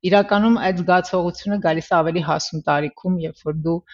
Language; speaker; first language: Armenian; early bilingual, heritage; Armenian